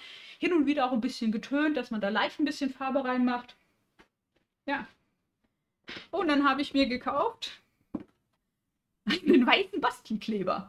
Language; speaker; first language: German; native; German